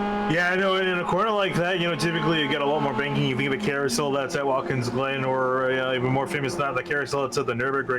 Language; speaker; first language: English; native; English